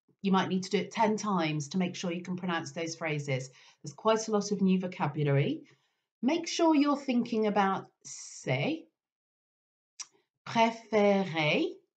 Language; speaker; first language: English; native; English